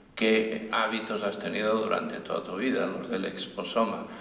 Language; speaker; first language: Spanish; native; Spanish